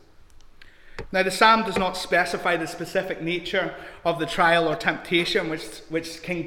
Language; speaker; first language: English; native; English